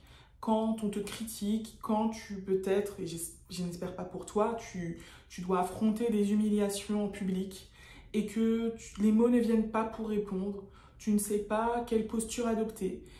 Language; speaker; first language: French; native; French